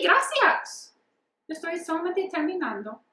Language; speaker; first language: Spanish; non-native, learner; English